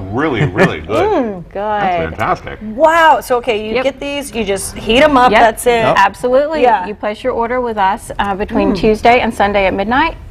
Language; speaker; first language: English; native; English